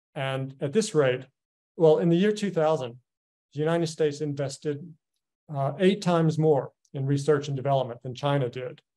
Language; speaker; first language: English; native; English